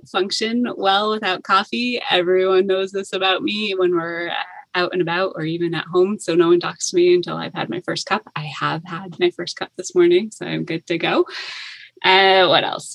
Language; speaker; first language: English; native; English